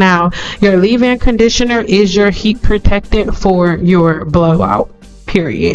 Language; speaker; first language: English; native; English